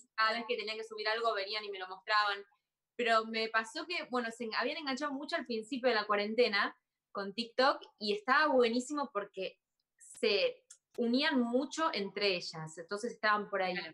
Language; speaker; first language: Spanish; native; Spanish